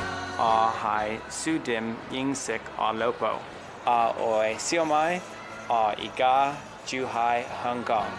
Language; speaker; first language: Cantonese; non-native, learner; English